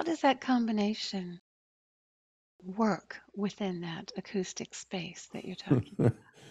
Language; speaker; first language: English; native; English